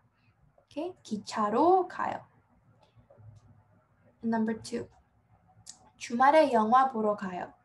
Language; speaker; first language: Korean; non-native, fluent; English